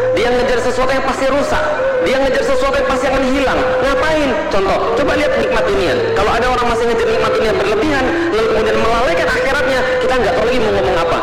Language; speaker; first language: Indonesian; native; Indonesian